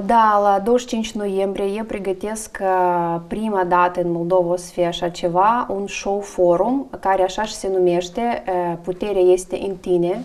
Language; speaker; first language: Romanian; non-native, learner; Russian